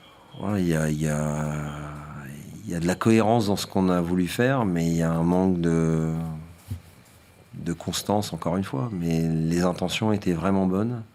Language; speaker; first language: French; native; French